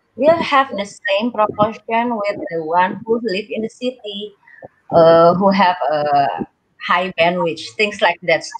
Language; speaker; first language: English; non-native, learner; Indonesian